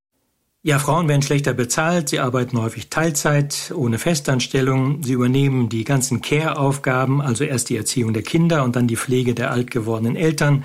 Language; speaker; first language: German; native; German